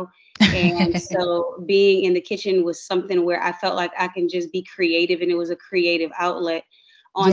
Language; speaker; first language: English; native; English